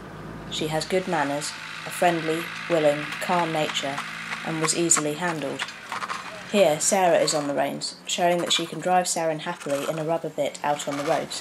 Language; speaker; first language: English; native; English